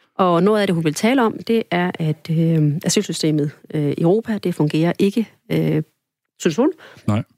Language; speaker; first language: Danish; early bilingual, other home language; Tamil